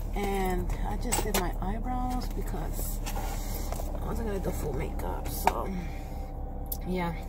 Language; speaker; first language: English; early bilingual, other home language; Spanish